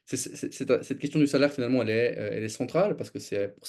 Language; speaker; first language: French; native; French